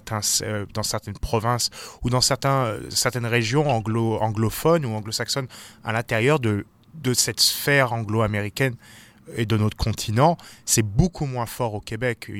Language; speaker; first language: French; native; French